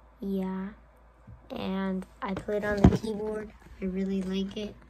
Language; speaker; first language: English; native; English